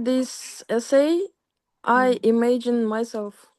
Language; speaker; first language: English; non-native, fluent; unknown